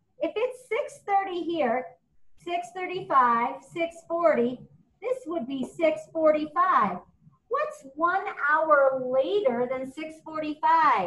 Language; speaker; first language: English; native; English